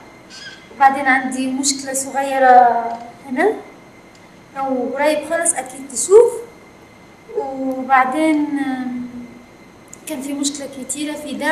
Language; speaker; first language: Arabic; non-native, learner; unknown